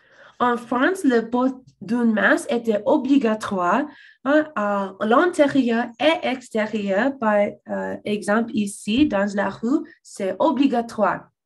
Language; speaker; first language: French; non-native, learner; English